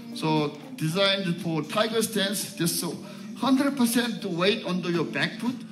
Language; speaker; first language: English; non-native, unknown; Korean